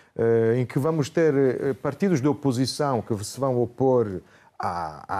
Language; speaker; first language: Portuguese; non-native, fluent; Italian